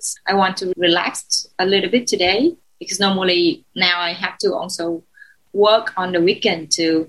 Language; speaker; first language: English; non-native, fluent; Vietnamese